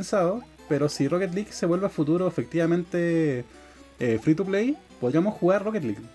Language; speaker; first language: Spanish; native; Spanish